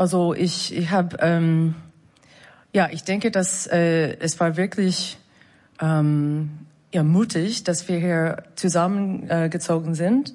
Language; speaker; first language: German; non-native, fluent; English